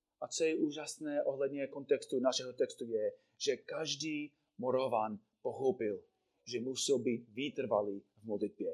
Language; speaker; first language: Czech; non-native, fluent; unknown